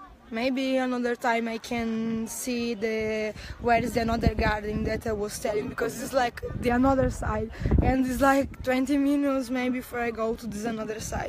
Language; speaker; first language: English; non-native, learner; Portuguese